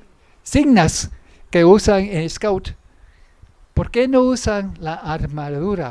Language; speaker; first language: Spanish; non-native, fluent; English